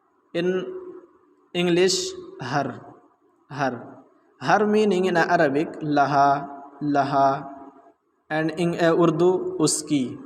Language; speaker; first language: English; non-native, learner; Urdu